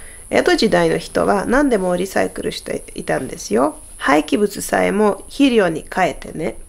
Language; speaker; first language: Japanese; non-native, fluent; Hungarian